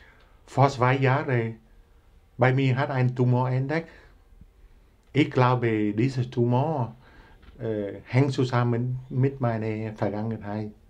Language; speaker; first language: German; non-native, learner; Vietnamese